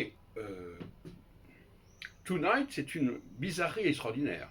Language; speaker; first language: French; native; French